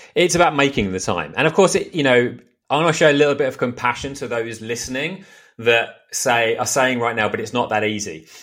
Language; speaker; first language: English; native; English